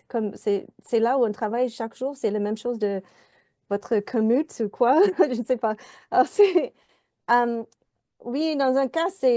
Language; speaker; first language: French; non-native, fluent; English